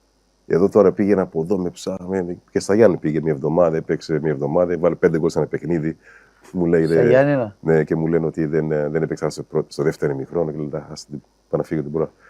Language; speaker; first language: Greek; non-native, learner; Kabuverdianu